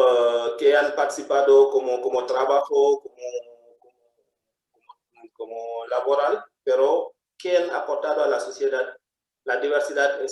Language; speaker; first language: Spanish; non-native, fluent; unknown